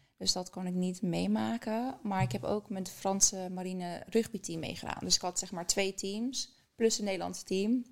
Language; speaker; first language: Dutch; early bilingual, other home language; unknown